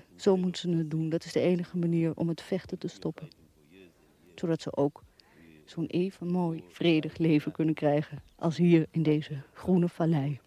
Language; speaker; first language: Dutch; native; Dutch